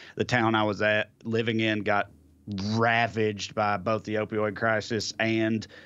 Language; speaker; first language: English; native; English